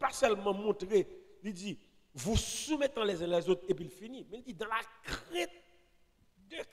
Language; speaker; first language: French; non-native, local second language; Haitian Creole